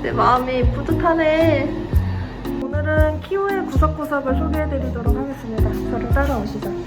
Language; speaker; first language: Korean; native; Korean